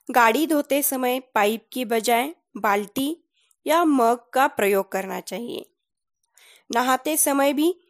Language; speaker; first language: Hindi; non-native, local second language; Marathi